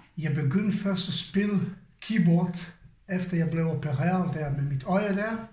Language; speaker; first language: Danish; non-native, fluent; Serbian